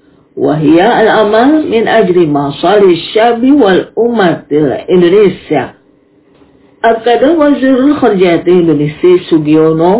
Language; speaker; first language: Arabic; non-native, fluent; Indonesian